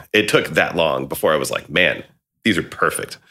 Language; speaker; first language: English; native; English